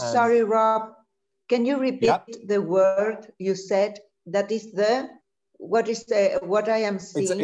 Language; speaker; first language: English; non-native, learner; Spanish